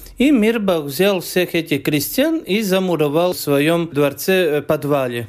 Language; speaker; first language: Russian; non-native, fluent; Latvian